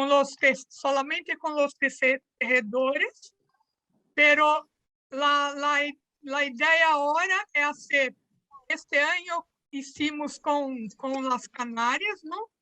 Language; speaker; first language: Spanish; non-native, learner; Portuguese